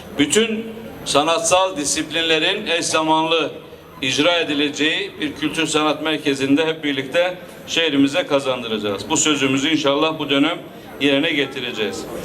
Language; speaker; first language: Turkish; native; Turkish